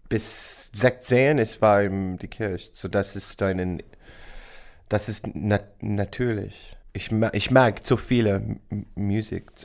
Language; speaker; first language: German; non-native, learner; English